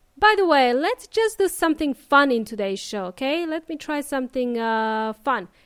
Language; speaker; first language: English; native; English